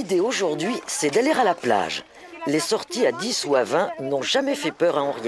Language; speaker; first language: French; native; French